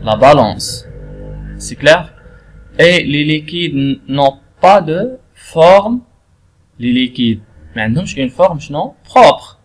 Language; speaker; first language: French; non-native, local second language; Arabic